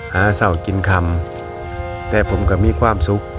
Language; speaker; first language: Thai; non-native, local second language; Northeastern Thai